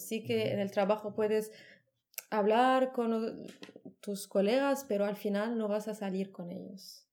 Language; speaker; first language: Spanish; non-native, learner; Arabic